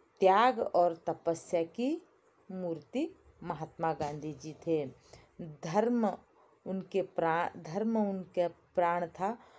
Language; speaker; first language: Hindi; non-native, local second language; Kannada